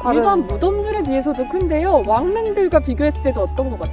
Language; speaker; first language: Korean; native; Korean